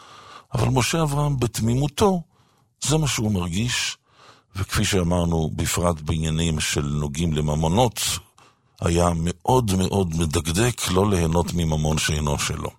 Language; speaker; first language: Hebrew; native; Hebrew